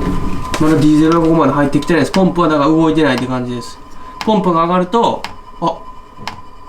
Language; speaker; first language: Japanese; native; Japanese